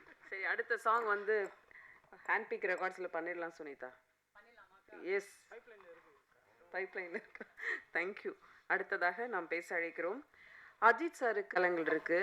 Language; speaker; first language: Tamil; native; Tamil